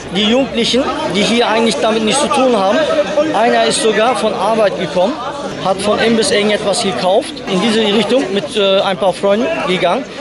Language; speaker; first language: German; non-native, fluent; Turkish